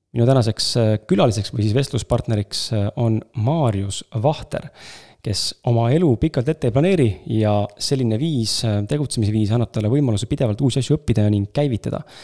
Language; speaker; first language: Estonian; native; Estonian